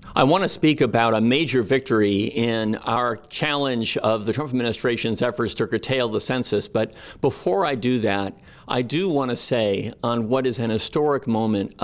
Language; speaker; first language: English; native; English